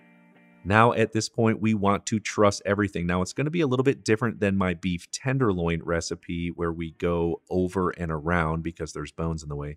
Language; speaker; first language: English; native; English